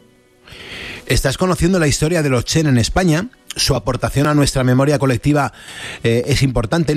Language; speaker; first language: Spanish; native; Spanish